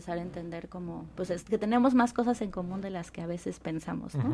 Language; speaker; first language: Spanish; native; Spanish